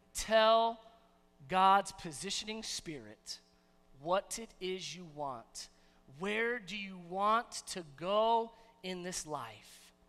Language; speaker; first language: English; native; English